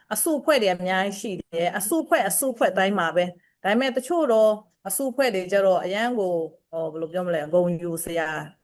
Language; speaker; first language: Burmese; non-native, local second language; Kikuyu